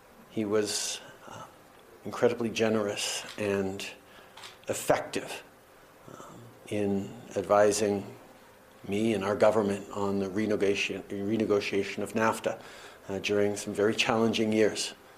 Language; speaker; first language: English; early bilingual, other home language; French